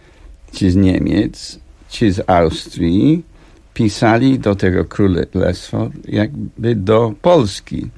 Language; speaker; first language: Polish; non-native, fluent; English